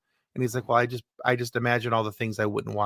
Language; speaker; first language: English; native; English